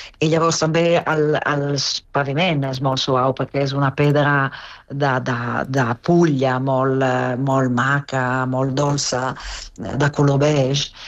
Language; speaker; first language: Catalan; non-native, fluent; Italian